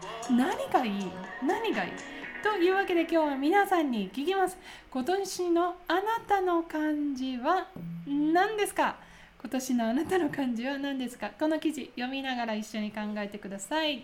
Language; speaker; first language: Japanese; native; Japanese